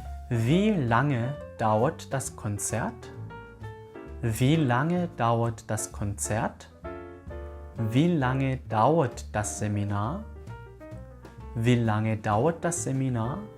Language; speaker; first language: German; non-native, fluent; Korean